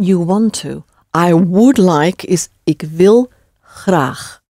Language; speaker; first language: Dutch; non-native, fluent; English